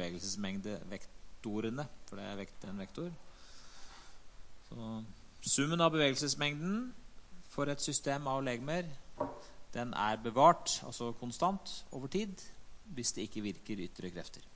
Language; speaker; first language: Norwegian; native; Norwegian